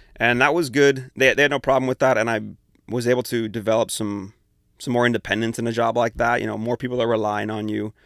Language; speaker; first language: English; native; English